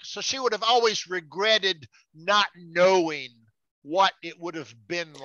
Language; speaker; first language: English; native; English